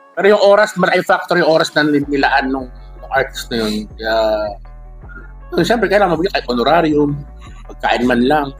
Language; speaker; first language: Filipino; non-native, local second language; Iloko